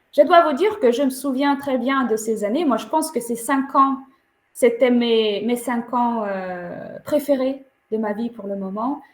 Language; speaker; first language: French; non-native, fluent; Ukrainian